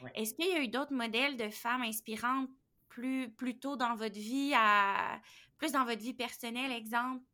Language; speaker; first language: French; native; French